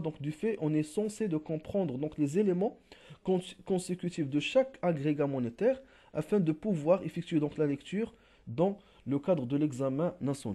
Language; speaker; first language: French; non-native, local second language; Arabic